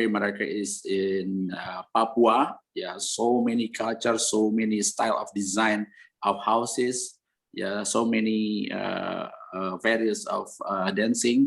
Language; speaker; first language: English; non-native, learner; Indonesian